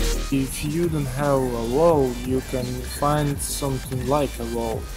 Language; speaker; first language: English; non-native, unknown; Ukrainian